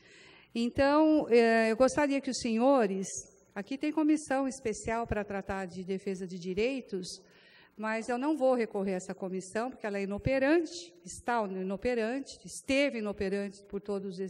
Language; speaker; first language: Portuguese; native; Portuguese